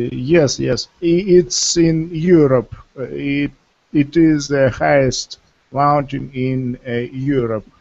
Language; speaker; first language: English; non-native, fluent; Russian